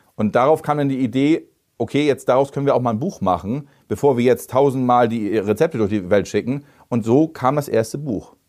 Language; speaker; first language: German; native; German